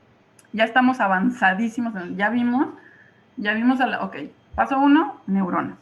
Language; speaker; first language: Spanish; native; Spanish